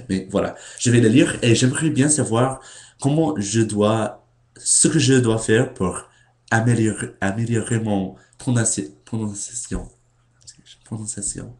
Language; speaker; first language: French; non-native, learner; English